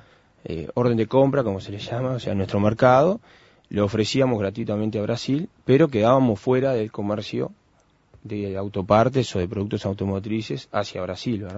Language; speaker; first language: Spanish; native; Spanish